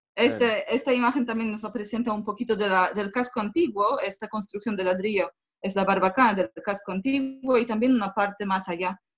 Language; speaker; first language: Spanish; non-native, fluent; Polish